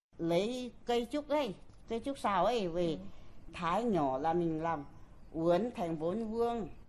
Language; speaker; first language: Vietnamese; non-native, local second language; Iu Mien